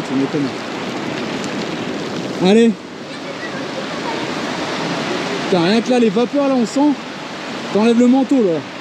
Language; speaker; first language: French; native; French